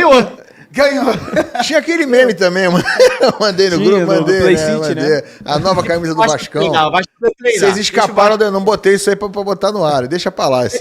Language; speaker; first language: Portuguese; native; Portuguese